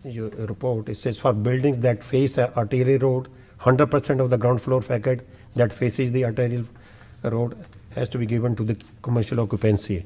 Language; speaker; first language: English; non-native, local second language; Punjabi